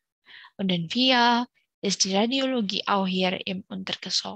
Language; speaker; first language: German; non-native, learner; Indonesian